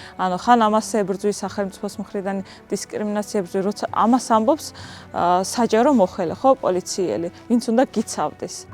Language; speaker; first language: Georgian; non-native, local second language; Azerbaijani